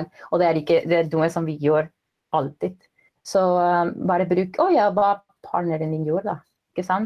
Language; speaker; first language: Norwegian; non-native, fluent; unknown